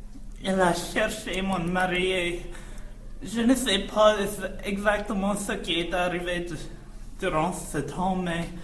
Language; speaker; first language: French; non-native, learner; English